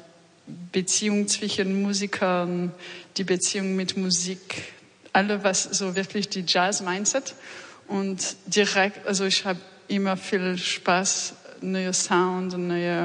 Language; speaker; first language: German; non-native, fluent; French